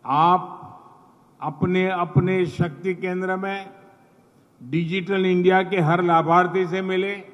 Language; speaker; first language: Hindi; non-native, local second language; Gujarati